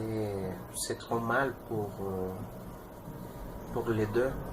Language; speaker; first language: French; non-native, learner; Spanish